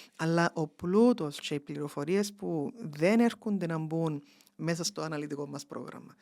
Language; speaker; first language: Greek; early bilingual, heritage; Greek